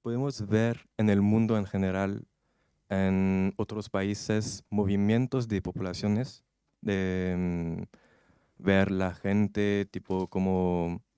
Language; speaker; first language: Spanish; non-native, learner; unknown